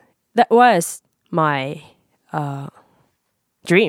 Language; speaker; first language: English; non-native, learner; Japanese